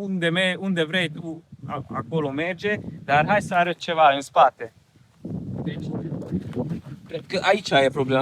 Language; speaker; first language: Romanian; non-native, local second language; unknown